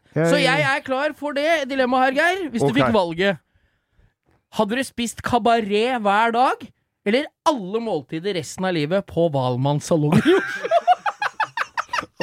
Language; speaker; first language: Norwegian; native; Norwegian